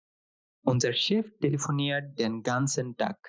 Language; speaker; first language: German; non-native, fluent; Bangla